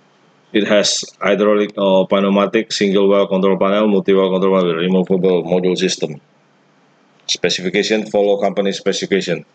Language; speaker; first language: English; non-native, fluent; Indonesian